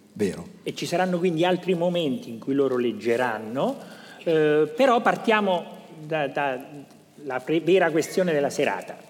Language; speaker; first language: Italian; native; Italian